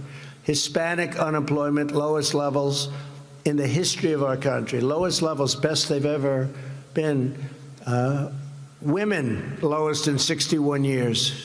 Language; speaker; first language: English; native; English